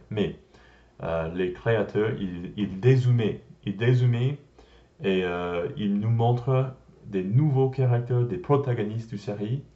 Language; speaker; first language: French; non-native, learner; English